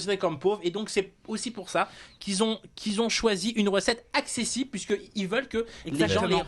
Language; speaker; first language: French; native; French